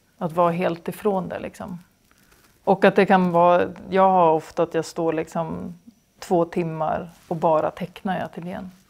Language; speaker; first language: Swedish; native; Swedish